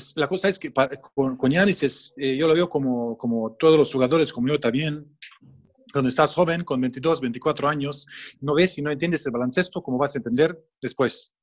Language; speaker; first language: Spanish; non-native, fluent; Bosnian